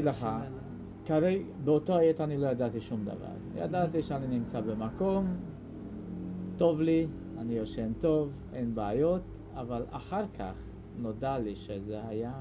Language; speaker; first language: Hebrew; non-native, fluent; Hungarian